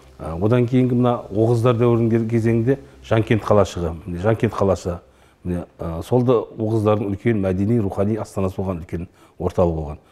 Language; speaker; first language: Kazakh; native; Kazakh